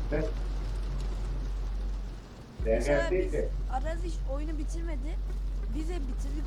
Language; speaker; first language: Turkish; native; Turkish